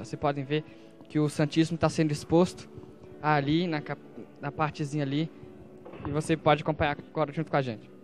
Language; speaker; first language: Portuguese; native; Portuguese